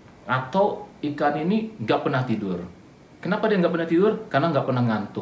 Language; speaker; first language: Indonesian; native; Indonesian